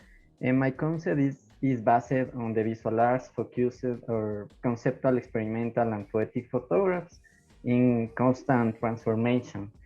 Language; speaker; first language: English; non-native, learner; Spanish